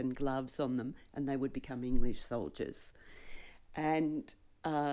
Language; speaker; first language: English; native; English